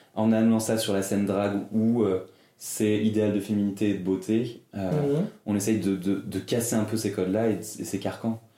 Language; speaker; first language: French; native; French